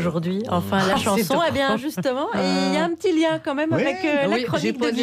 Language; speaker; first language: French; native; French